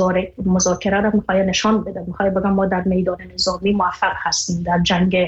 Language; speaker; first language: Persian; native; Persian